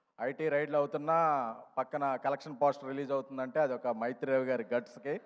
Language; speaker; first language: Telugu; native; Telugu